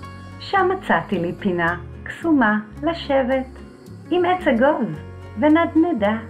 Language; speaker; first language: Hebrew; native; Hebrew